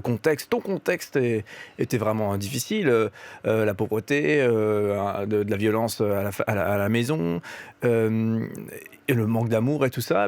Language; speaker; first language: French; native; French